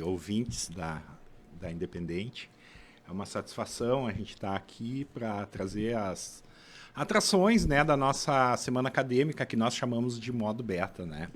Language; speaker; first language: Portuguese; native; Portuguese